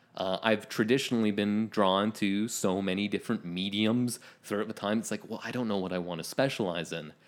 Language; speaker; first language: English; native; English